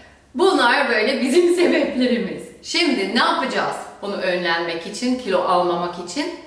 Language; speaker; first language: Turkish; non-native, fluent; German